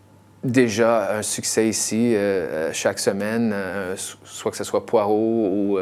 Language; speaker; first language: French; non-native, local second language; English